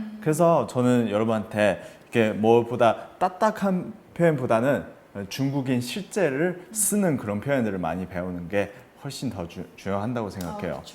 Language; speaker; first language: Korean; non-native, fluent; Chinese